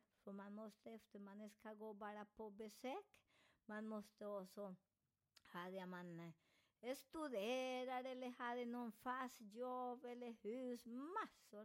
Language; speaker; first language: Swedish; non-native, fluent; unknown